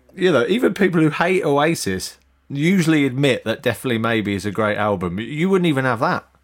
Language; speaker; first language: English; native; English